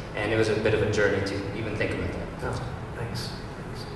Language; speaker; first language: English; early bilingual, other home language; Romanian